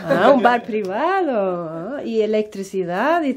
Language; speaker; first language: Spanish; non-native, fluent; Swedish